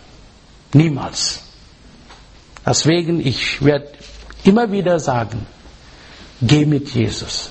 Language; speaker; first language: German; non-native, learner; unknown